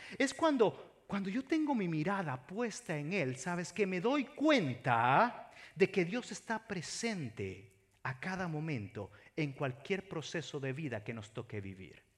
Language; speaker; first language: Spanish; native; Spanish